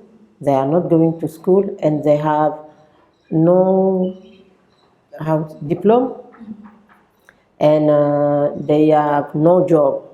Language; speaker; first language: English; non-native, local second language; French